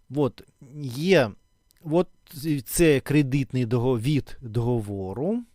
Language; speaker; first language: Ukrainian; non-native, local second language; Russian